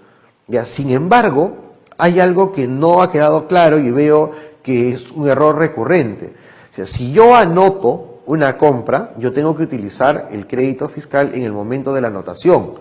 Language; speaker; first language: Spanish; native; Spanish